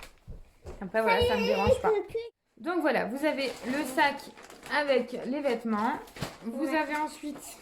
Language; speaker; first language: French; native; French